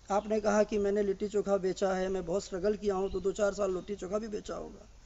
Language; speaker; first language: Hindi; native; Hindi